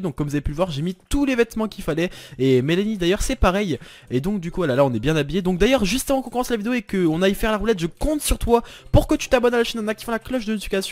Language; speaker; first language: French; native; French